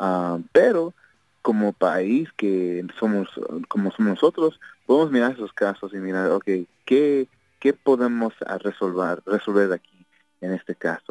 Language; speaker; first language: Spanish; early bilingual, heritage; Spanish